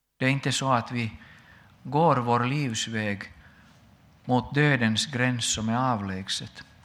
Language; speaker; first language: Swedish; native; Swedish